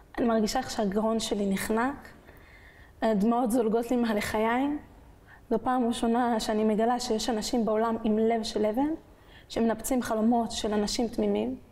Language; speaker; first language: Hebrew; early bilingual, other home language; French